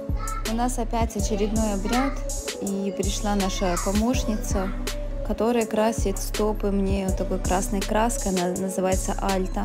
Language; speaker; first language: Russian; native; Russian